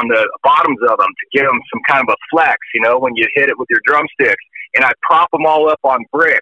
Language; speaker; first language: English; native; English